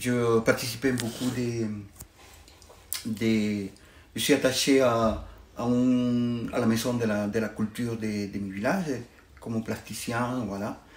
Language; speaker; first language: French; non-native, fluent; Spanish